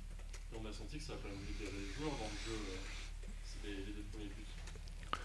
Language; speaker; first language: French; native; French